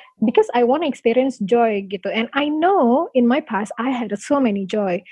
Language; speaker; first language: English; non-native, fluent; Indonesian